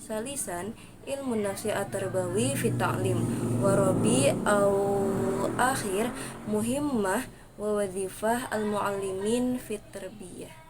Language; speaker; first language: Arabic; non-native, learner; Indonesian